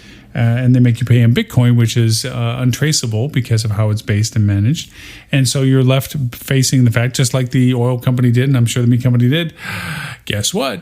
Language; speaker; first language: English; native; English